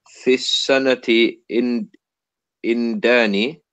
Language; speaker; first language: Arabic; non-native, learner; English